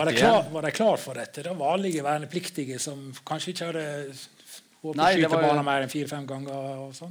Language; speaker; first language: Norwegian; native; Norwegian